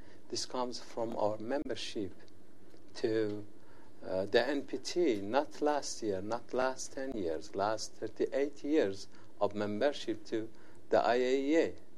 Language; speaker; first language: English; non-native, fluent; Persian